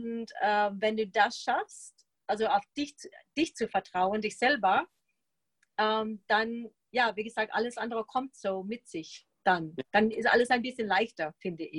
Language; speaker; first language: German; non-native, fluent; English